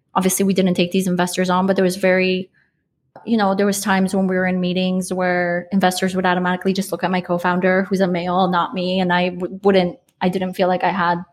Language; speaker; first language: English; early bilingual, other home language; Polish